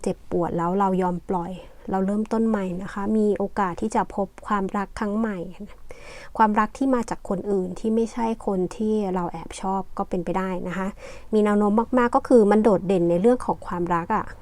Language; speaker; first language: Thai; native; Thai